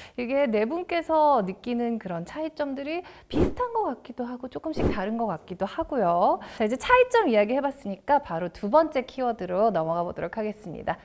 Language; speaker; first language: Korean; native; Korean